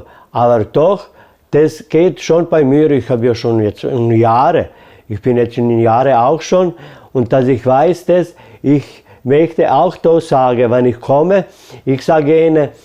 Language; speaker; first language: German; early bilingual, heritage; German